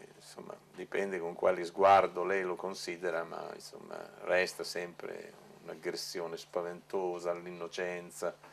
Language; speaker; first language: Italian; non-native, local second language; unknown